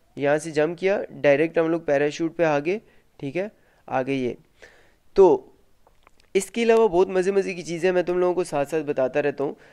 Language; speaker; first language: Hindi; native; Hindi